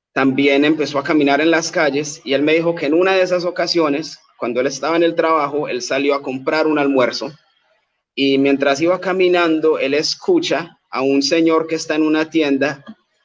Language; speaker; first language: Spanish; native; Spanish